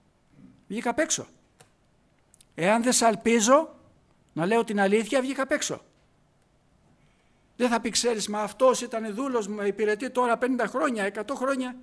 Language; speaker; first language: Greek; native; Greek